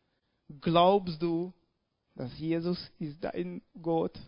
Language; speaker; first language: German; non-native, learner; Russian